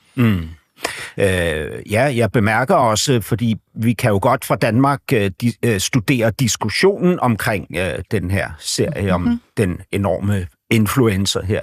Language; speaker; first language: Danish; native; Danish